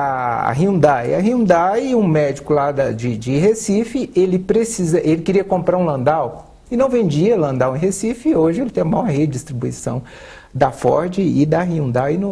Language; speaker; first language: Portuguese; native; Portuguese